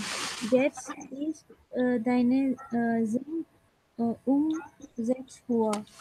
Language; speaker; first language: German; non-native, learner; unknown